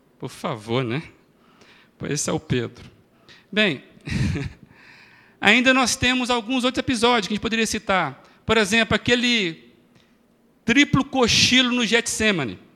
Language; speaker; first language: Portuguese; native; Portuguese